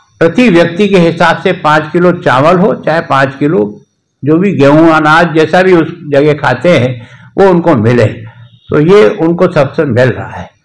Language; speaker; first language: Hindi; native; Hindi